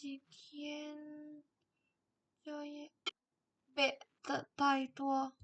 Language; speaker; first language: Chinese; non-native, learner; Indonesian